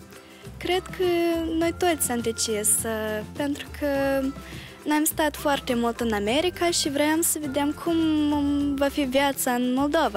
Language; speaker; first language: Romanian; early bilingual, heritage; Romanian